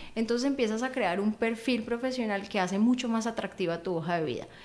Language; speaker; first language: Spanish; native; Spanish